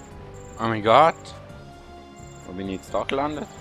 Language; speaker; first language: German; native; German